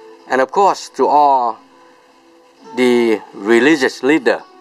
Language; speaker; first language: English; non-native, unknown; Vietnamese